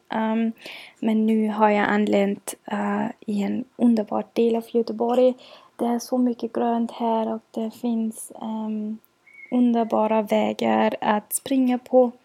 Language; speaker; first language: Swedish; non-native, learner; German